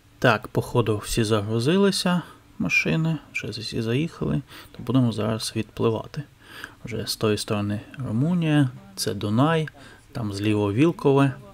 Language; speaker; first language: Ukrainian; non-native, local second language; Russian